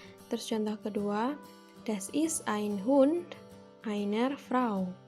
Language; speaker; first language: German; non-native, fluent; Indonesian